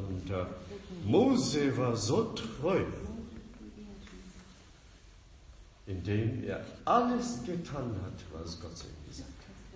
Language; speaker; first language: German; non-native, fluent; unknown